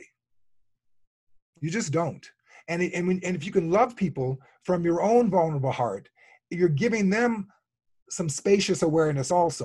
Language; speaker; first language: English; native; English